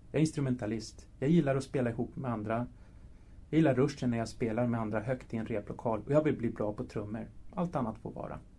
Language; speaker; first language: Swedish; early bilingual, other home language; Spanish